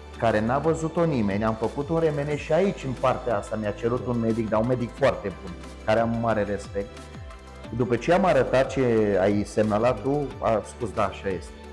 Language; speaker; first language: Romanian; native; Romanian